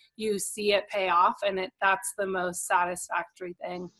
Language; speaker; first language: English; native; English